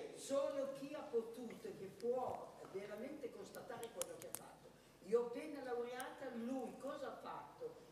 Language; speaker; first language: Italian; native; Italian